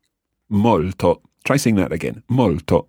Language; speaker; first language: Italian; non-native, fluent; English